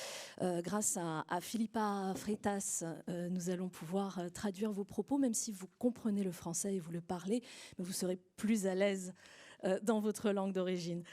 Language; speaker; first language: French; native; French